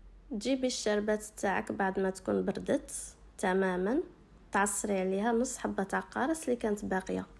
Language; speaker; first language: Arabic; native; Arabic